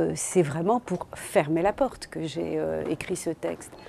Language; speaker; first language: French; native; French